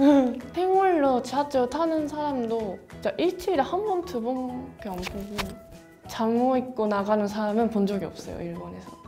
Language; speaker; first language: Korean; non-native, fluent; Japanese